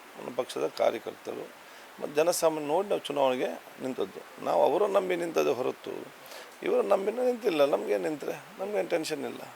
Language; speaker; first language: Kannada; non-native, local second language; Badaga